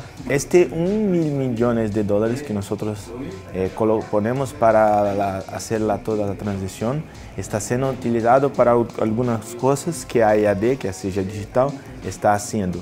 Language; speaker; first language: Spanish; non-native, learner; Portuguese